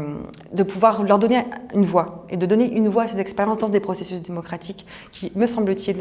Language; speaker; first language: French; native; French